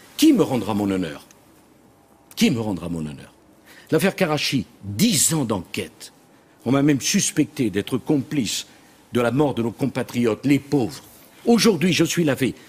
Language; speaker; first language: French; native; French